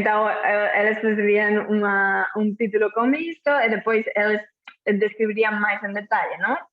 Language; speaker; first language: Portuguese; non-native, fluent; Catalan